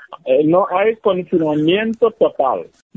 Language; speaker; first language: Spanish; non-native, fluent; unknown